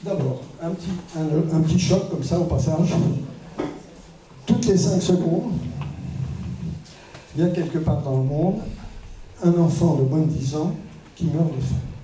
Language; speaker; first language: French; native; French